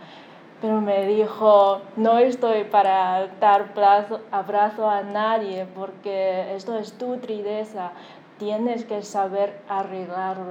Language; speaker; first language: Spanish; non-native, fluent; Chinese